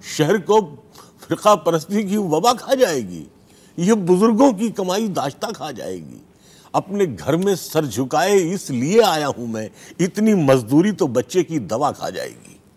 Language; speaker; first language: Hindi; native; Hindi